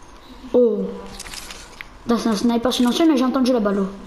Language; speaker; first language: French; native; French